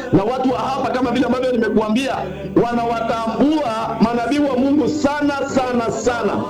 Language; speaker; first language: Swahili; non-native, local second language; Kikuyu